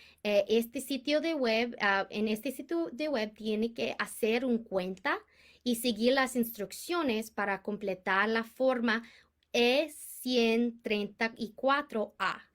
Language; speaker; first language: Spanish; non-native, fluent; English